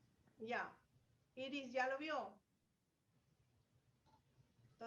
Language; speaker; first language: Spanish; native; Spanish